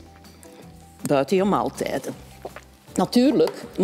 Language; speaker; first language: Dutch; native; Dutch